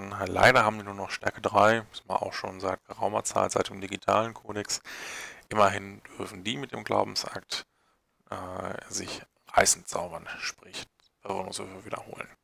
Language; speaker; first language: German; native; German